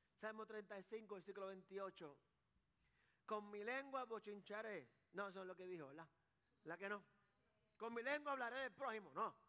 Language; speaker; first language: Spanish; native; Spanish